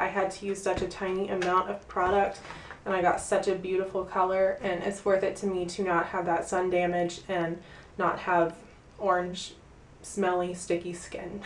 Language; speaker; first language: English; native; English